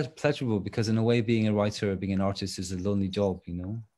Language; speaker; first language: English; native; English